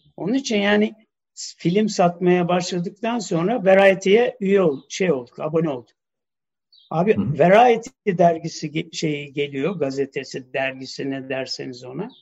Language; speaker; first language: Turkish; early bilingual, heritage; Turkish